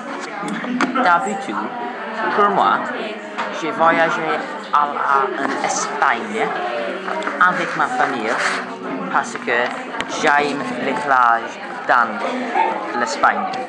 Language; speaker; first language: French; non-native, learner; English